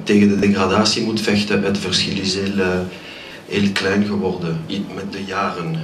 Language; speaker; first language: Dutch; non-native, local second language; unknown